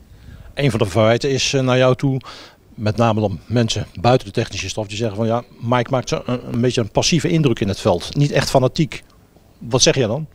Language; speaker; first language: Dutch; native; Dutch